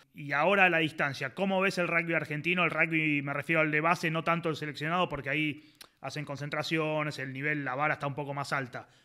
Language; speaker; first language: Spanish; native; Spanish